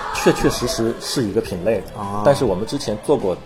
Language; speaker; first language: Chinese; native; Chinese